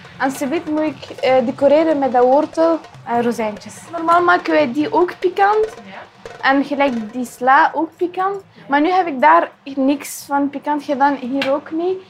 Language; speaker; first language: Dutch; non-native, fluent; Persian